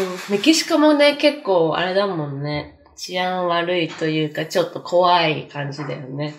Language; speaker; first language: Japanese; native; Japanese